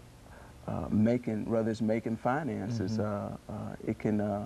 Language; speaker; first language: English; native; English